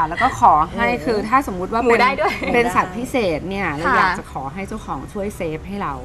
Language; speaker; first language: Thai; native; Thai